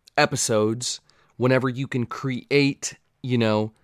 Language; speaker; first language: English; native; English